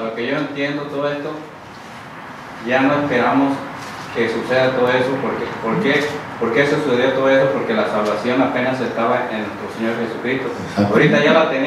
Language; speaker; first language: Spanish; native; Spanish